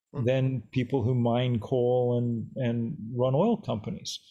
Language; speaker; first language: English; native; English